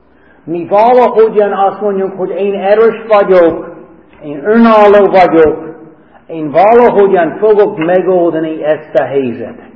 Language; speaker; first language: Hungarian; non-native, fluent; English